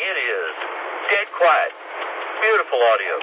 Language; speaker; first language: English; native; English